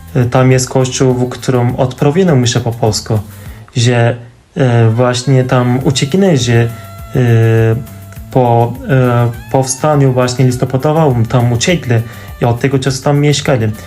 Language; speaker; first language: Polish; non-native, fluent; Turkish